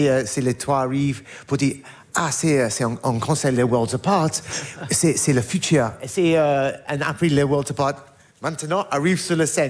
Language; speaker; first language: French; non-native, learner; English